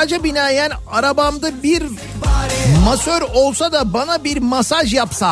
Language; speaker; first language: Turkish; native; Turkish